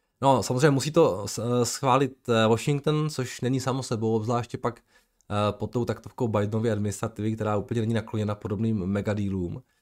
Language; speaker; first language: Czech; native; Czech